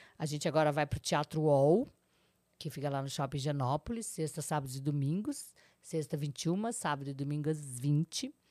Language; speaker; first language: Portuguese; native; Portuguese